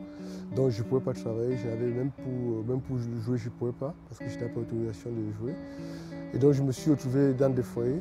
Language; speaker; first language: French; non-native, local second language; Kinyarwanda